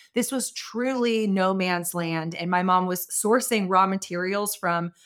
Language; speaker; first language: English; native; English